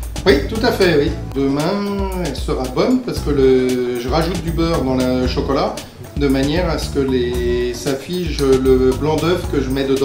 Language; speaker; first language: French; native; French